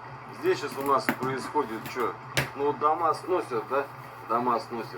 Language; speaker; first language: Russian; native; Russian